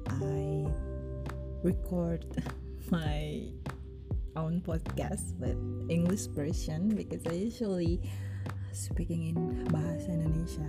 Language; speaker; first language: English; non-native, learner; Indonesian